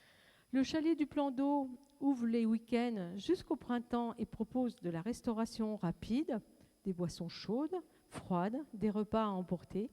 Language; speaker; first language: French; native; French